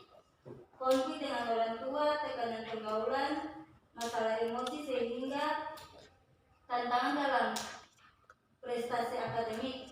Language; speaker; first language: Indonesian; native; Indonesian